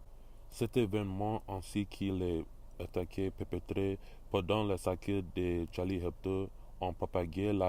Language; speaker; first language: French; non-native, learner; English